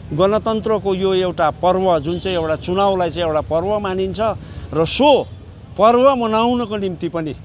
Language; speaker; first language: Nepali; native; Nepali